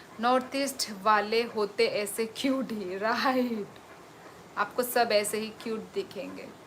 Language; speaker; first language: Hindi; non-native, local second language; Kok Borok